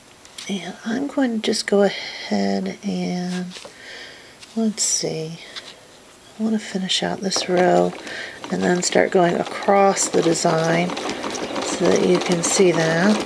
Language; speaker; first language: English; native; English